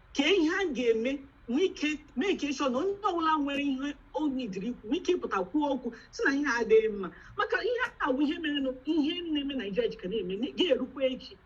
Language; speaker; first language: Igbo; native; Igbo